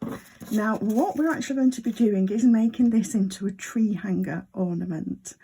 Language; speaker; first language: English; native; English